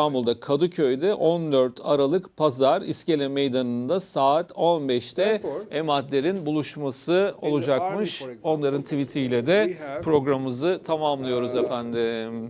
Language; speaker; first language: Turkish; native; Turkish